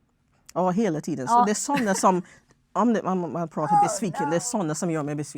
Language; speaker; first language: Swedish; non-native, fluent; English